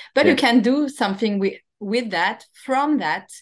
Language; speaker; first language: English; non-native, fluent; French